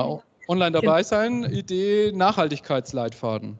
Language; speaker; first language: German; native; German